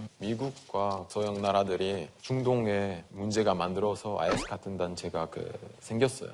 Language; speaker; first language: Korean; non-native, fluent; French